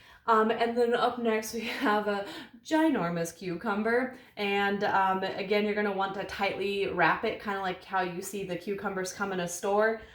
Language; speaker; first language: English; native; English